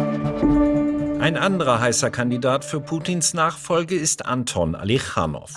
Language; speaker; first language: German; native; German